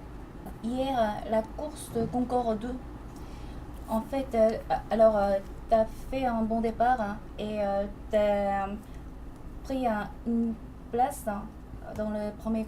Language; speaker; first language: French; non-native, fluent; Korean